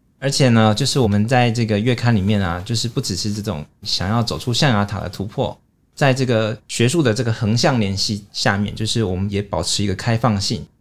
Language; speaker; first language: Chinese; native; Chinese